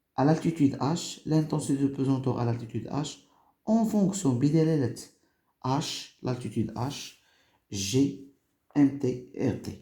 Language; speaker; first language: French; non-native, local second language; Arabic